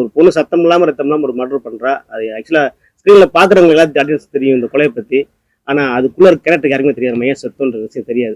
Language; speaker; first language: Tamil; native; Tamil